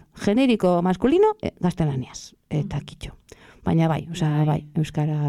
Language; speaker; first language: Basque; non-native, local second language; Spanish